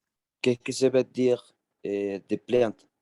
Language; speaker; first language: French; non-native, learner; Spanish